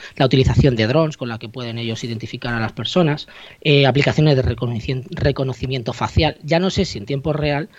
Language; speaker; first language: Spanish; native; Spanish